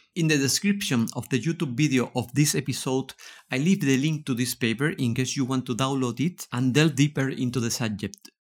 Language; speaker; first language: English; non-native, fluent; Spanish